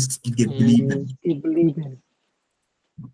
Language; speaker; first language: German; non-native, learner; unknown